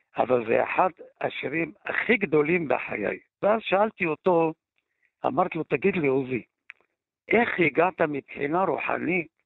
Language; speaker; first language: Hebrew; native; Hebrew